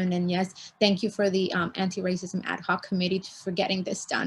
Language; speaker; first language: English; early bilingual, other home language; Spanish